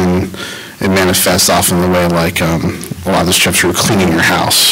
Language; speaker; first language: English; native; English